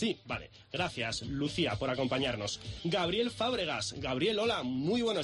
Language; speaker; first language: Spanish; native; Spanish